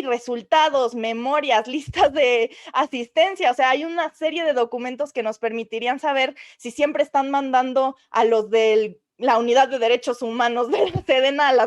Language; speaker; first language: Spanish; native; Spanish